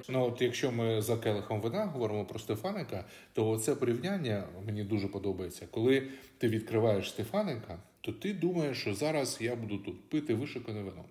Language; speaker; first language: Ukrainian; native; Ukrainian